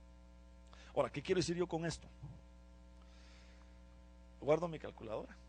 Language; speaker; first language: Spanish; native; Spanish